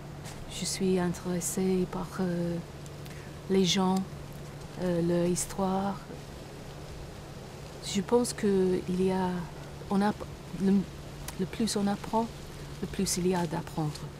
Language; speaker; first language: French; non-native, fluent; English